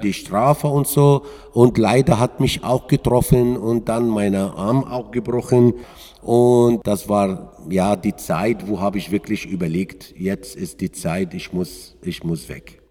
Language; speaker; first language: German; non-native, learner; Arabic